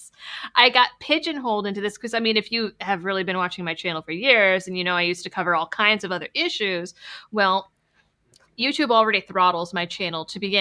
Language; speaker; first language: English; native; English